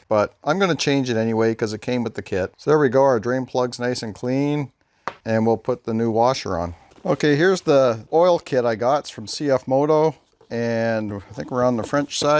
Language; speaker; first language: English; native; English